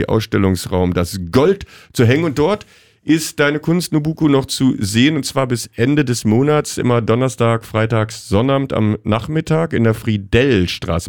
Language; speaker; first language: German; native; German